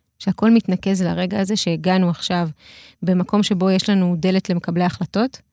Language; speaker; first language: Hebrew; early bilingual, other home language; Russian